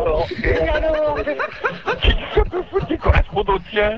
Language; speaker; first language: French; native; French